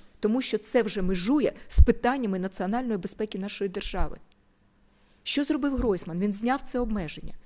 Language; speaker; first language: Ukrainian; non-native, local second language; Russian